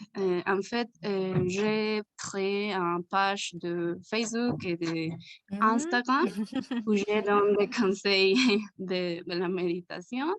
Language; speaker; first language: French; non-native, learner; Spanish